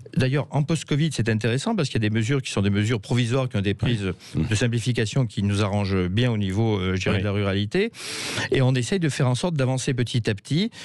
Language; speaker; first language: French; native; French